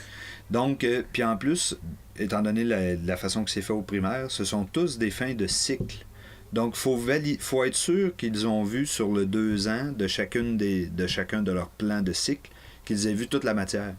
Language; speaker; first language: French; native; French